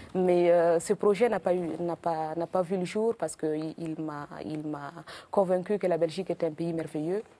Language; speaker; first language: French; non-native, local second language; Mossi